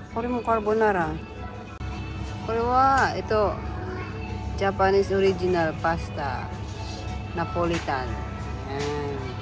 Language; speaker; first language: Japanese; non-native, learner; Filipino